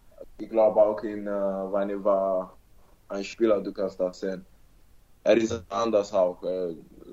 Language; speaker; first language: German; non-native, learner; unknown